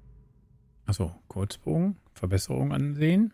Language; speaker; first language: German; native; German